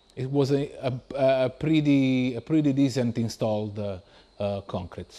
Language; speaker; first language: English; non-native, fluent; Italian